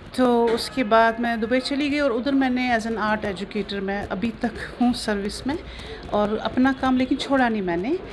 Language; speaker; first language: Urdu; non-native, local second language; Kashmiri